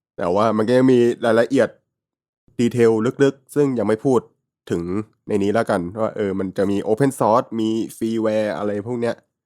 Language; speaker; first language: Thai; native; Thai